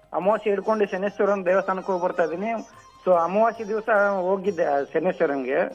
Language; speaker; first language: Kannada; native; Kannada